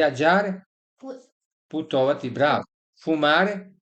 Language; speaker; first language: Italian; non-native, fluent; Serbian